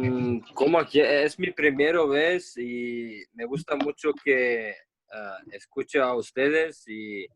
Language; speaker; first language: Spanish; non-native, learner; Kurdish